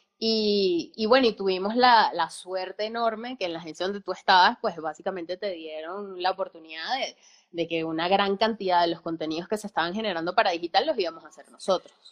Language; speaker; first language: Spanish; native; Spanish